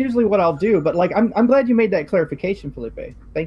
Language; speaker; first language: English; native; English